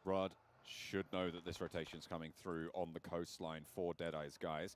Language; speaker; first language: English; native; English